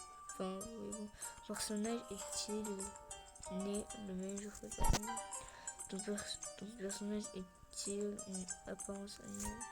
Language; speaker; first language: French; early bilingual, other home language; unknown